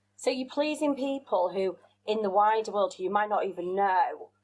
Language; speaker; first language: English; native; English